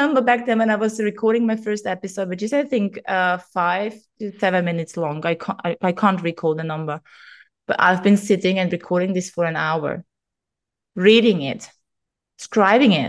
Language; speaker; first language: English; non-native, fluent; German